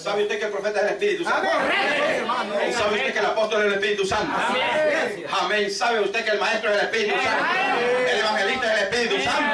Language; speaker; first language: Spanish; native; Spanish